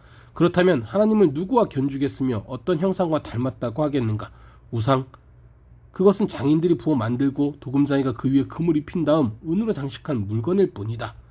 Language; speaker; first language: Korean; native; Korean